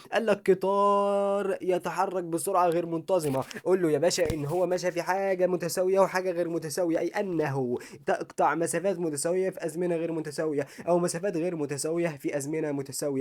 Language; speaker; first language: Arabic; native; Arabic